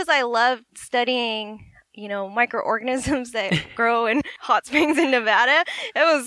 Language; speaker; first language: English; native; English